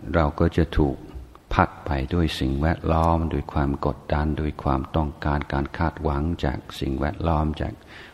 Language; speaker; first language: Thai; non-native, fluent; English